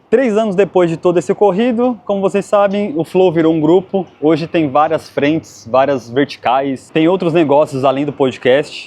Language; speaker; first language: Portuguese; native; Portuguese